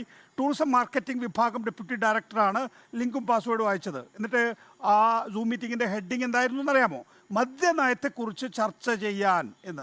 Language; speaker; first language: Malayalam; native; Malayalam